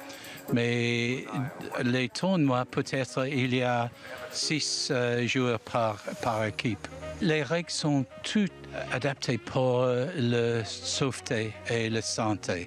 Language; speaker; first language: French; non-native, learner; English